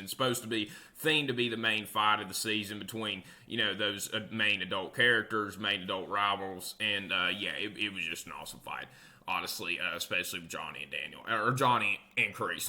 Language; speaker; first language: English; native; English